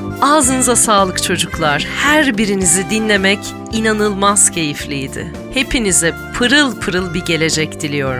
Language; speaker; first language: Turkish; native; Turkish